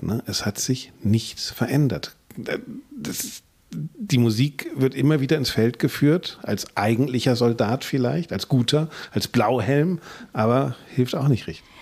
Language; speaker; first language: German; native; German